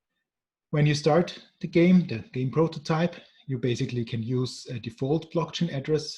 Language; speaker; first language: English; non-native, fluent; German